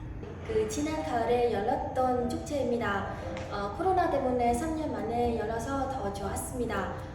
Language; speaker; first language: Korean; non-native, fluent; Vietnamese